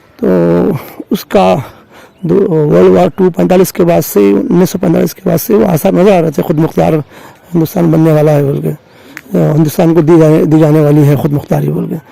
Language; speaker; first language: Urdu; native; Urdu